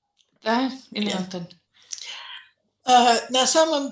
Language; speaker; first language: Russian; native; Russian